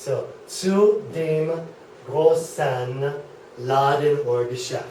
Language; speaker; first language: German; non-native, learner; English